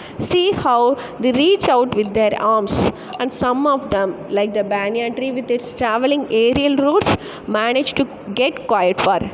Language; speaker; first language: English; non-native, local second language; Tamil